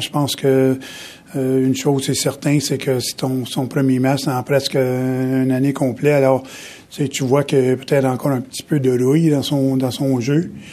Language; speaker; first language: French; native; French